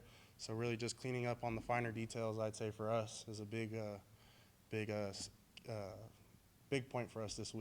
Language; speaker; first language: English; native; English